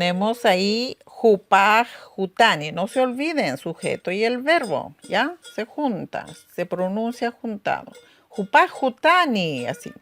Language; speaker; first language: Spanish; non-native, local second language; Aymara